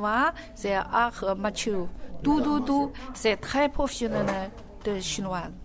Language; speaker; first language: French; non-native, learner; Chinese